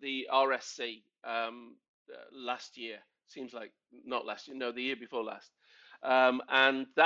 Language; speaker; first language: English; native; English